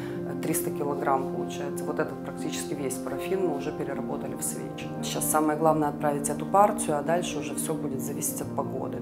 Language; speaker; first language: Russian; native; Russian